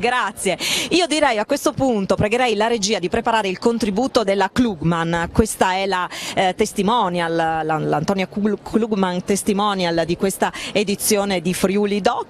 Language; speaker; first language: Italian; native; Italian